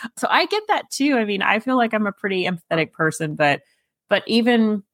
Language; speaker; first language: English; native; English